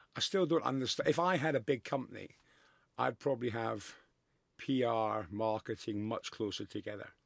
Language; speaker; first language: English; native; English